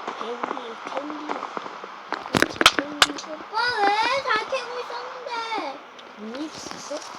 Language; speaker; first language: Korean; native; Korean